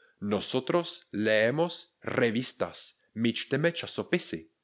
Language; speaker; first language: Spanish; non-native, fluent; Czech